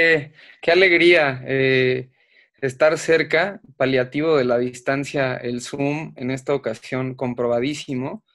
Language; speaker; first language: Spanish; native; Spanish